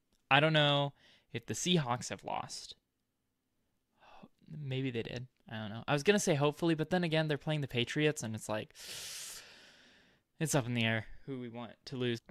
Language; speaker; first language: English; native; English